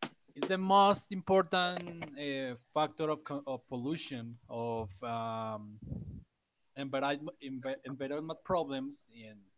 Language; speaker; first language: English; non-native, learner; Spanish